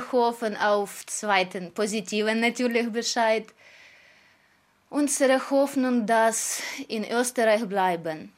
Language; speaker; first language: German; non-native, learner; Russian